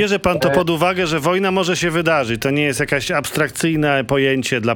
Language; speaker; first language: Polish; native; Polish